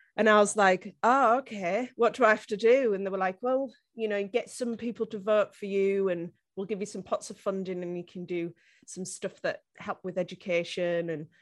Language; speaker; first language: English; native; English